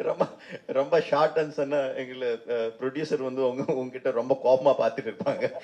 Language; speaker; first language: Tamil; non-native, fluent; Telugu